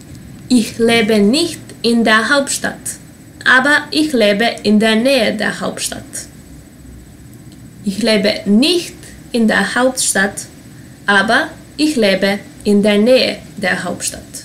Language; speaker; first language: German; non-native, fluent; Serbian